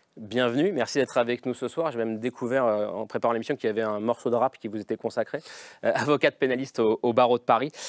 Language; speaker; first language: French; native; French